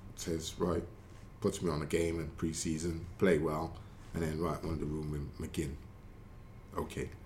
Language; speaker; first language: English; native; English